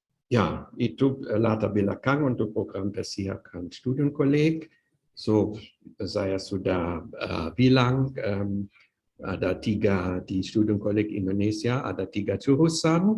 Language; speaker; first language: Indonesian; non-native, fluent; German